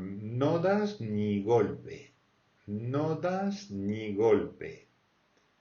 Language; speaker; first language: Spanish; non-native, fluent; French